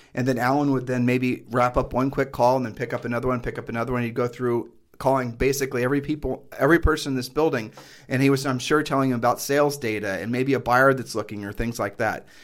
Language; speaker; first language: English; native; English